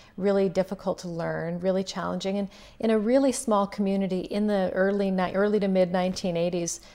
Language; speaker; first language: English; native; English